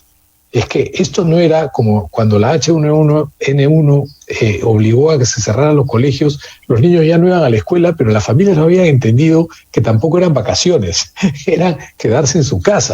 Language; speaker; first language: Spanish; native; Spanish